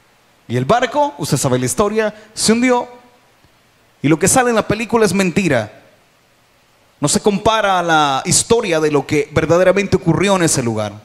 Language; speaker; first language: Spanish; native; Spanish